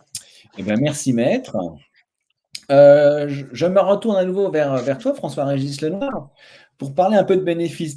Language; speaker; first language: French; native; French